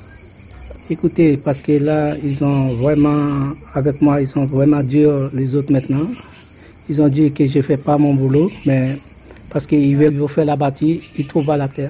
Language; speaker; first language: French; non-native, local second language; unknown